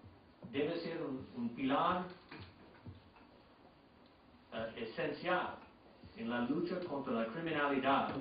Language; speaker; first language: Spanish; non-native, fluent; English